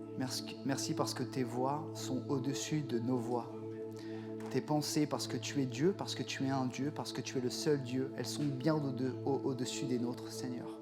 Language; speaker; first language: French; native; French